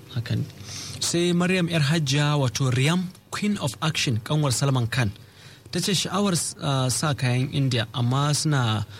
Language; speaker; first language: Hausa; native; Hausa